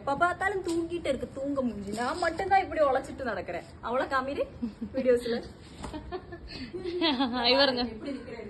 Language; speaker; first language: Tamil; non-native, learner; Malayalam